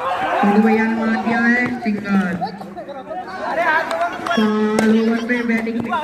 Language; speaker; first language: Hindi; native; Hindi